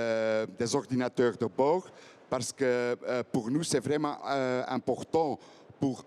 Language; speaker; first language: French; non-native, fluent; Dutch